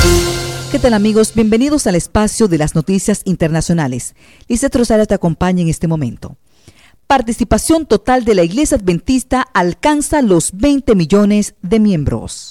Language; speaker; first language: Spanish; native; Spanish